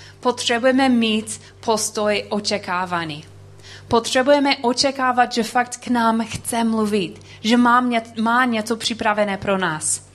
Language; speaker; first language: Czech; non-native, learner; English